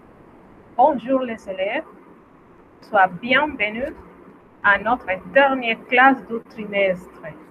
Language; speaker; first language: French; non-native, fluent; Spanish